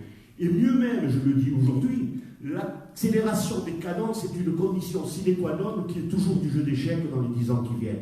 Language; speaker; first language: French; native; French